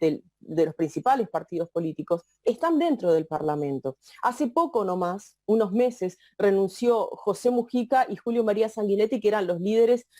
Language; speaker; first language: Spanish; native; Spanish